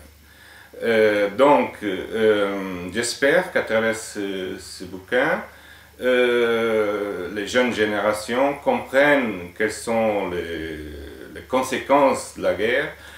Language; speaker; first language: French; non-native, fluent; Portuguese